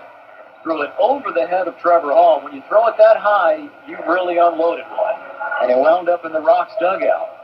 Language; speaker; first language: English; native; English